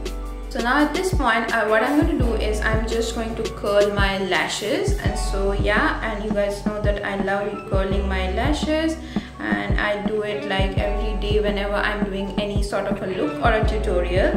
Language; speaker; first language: English; non-native, local second language; Bangla